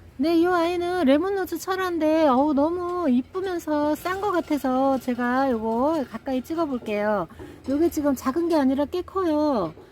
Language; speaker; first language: Korean; native; Korean